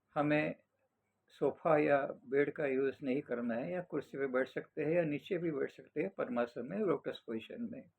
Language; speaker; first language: Hindi; non-native, local second language; Marathi